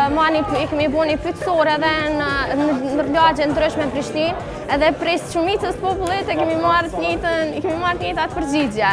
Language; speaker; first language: Albanian; native; Albanian